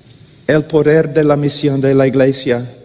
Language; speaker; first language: Spanish; non-native, fluent; English